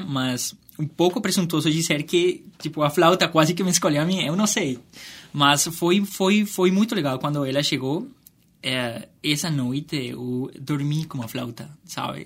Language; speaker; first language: Portuguese; non-native, fluent; Spanish